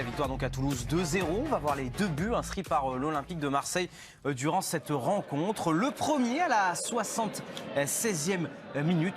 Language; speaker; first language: French; native; French